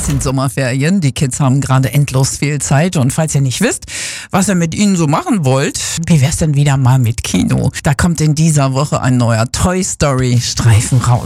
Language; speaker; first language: German; native; German